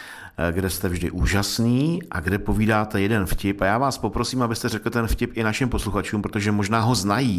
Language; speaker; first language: Czech; native; Czech